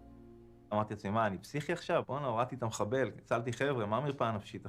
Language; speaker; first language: Hebrew; native; Hebrew